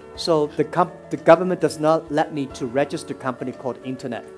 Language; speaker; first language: English; non-native, fluent; Chinese